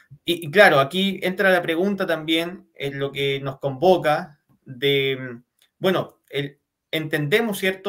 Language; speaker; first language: Spanish; native; Spanish